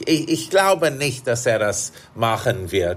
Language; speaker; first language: German; non-native, fluent; English